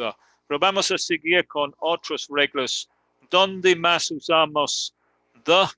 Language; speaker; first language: Spanish; non-native, fluent; English